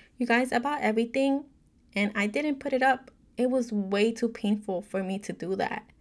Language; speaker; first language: English; native; English